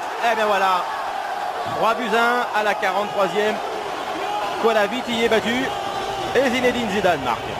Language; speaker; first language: French; native; French